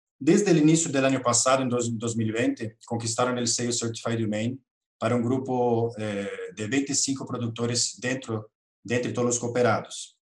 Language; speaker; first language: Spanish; non-native, fluent; Portuguese